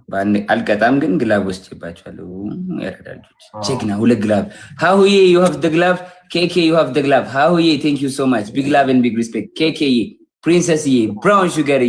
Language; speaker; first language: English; non-native, learner; Amharic